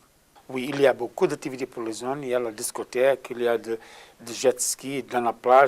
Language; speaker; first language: French; non-native, learner; Portuguese